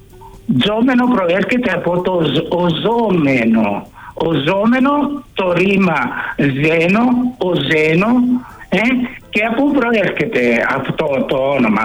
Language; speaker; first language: Greek; non-native, fluent; Italian